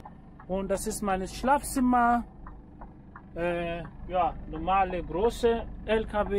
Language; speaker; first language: German; non-native, learner; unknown